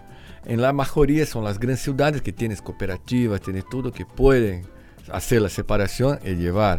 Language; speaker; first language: Spanish; non-native, learner; Portuguese